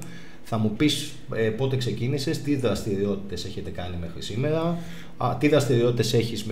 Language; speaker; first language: Greek; native; Greek